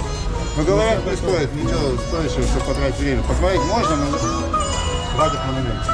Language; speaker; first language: Russian; native; Russian